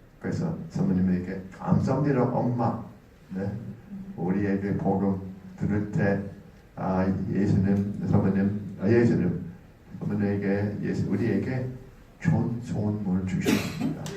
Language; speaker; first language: Korean; non-native, learner; English